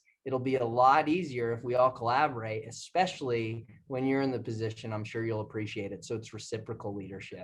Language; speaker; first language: English; native; English